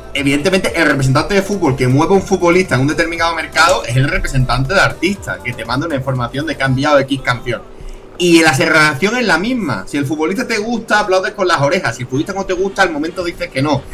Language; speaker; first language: Spanish; native; Spanish